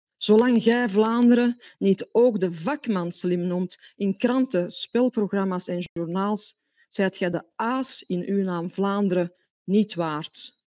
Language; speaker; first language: Dutch; native; Dutch